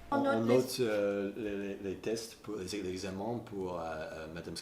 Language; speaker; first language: French; non-native, learner; English